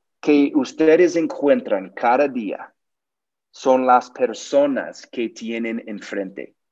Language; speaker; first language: Spanish; non-native, learner; English